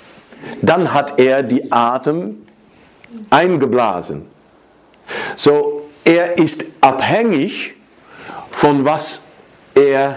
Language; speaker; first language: German; non-native, fluent; Dutch